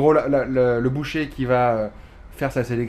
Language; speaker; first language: French; native; French